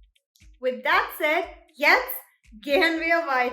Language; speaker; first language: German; non-native, learner; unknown